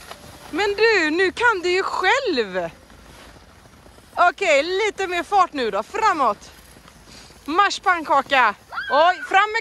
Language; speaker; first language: Swedish; native; Swedish